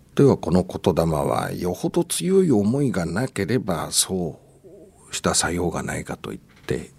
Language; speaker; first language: Japanese; native; Japanese